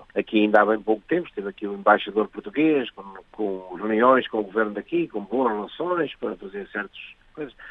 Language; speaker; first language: Portuguese; native; Portuguese